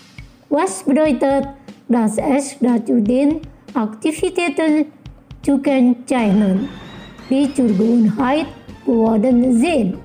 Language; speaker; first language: German; non-native, learner; Indonesian